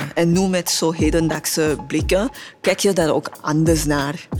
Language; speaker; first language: Dutch; non-native, fluent; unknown